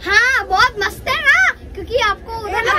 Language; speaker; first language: Hindi; non-native, local second language; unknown